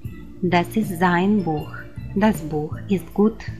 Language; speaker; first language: German; non-native, fluent; Ukrainian